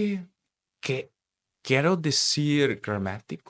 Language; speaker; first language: Spanish; non-native, fluent; English